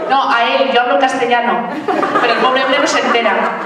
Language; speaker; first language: Spanish; native; Spanish